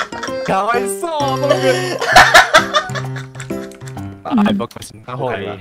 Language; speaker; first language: Japanese; non-native, learner; Chinese